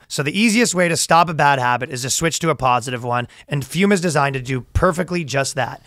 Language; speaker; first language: English; native; English